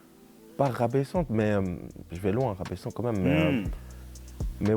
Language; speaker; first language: French; native; French